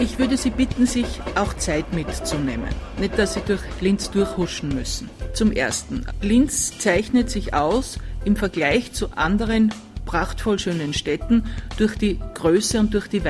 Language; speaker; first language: German; native; German